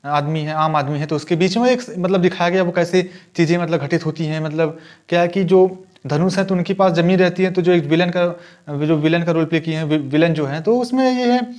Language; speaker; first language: Hindi; native; Hindi